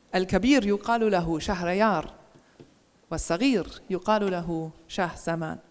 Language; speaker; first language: Arabic; non-native, fluent; German